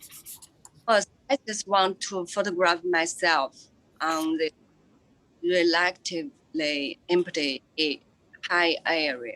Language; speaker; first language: English; non-native, fluent; Chinese